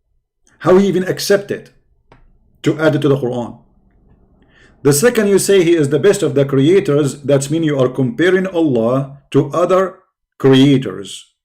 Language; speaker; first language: English; non-native, fluent; Arabic